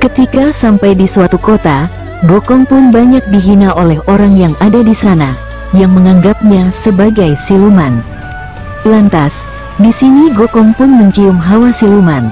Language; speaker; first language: Indonesian; native; Indonesian